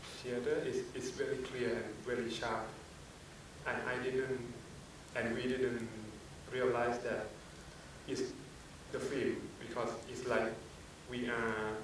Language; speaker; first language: English; non-native, fluent; Thai